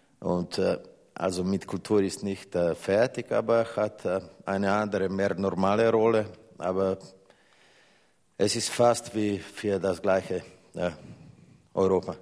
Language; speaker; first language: German; non-native, fluent; Slovenian